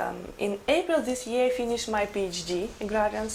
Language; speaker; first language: English; non-native, learner; Ukrainian